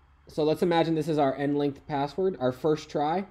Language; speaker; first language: English; native; English